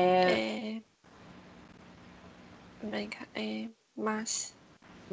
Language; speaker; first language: Japanese; non-native, learner; Chinese